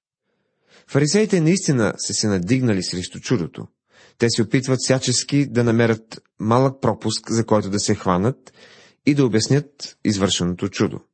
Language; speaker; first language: Bulgarian; native; Bulgarian